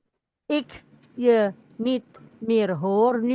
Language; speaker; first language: Dutch; non-native, fluent; Indonesian